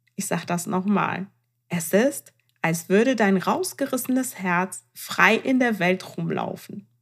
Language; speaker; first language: German; non-native, fluent; Persian